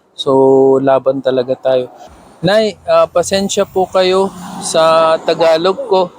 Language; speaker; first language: Filipino; non-native, learner; Urdu